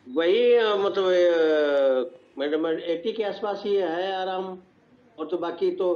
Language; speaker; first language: Hindi; native; Hindi